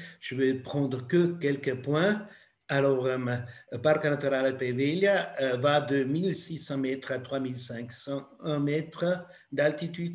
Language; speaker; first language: French; non-native, fluent; German